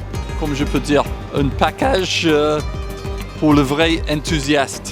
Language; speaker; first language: French; non-native, fluent; English